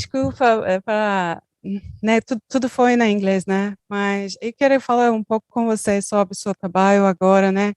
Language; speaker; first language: Portuguese; non-native, learner; Turkish